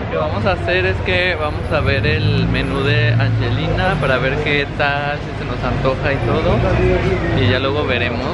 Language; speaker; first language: Spanish; native; Spanish